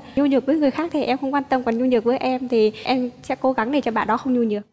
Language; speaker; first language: Vietnamese; native; Vietnamese